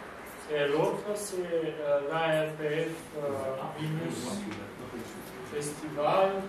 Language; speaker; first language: French; non-native, fluent; Romanian